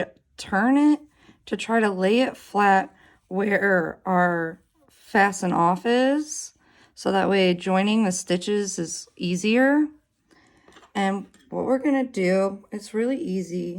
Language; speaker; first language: English; native; English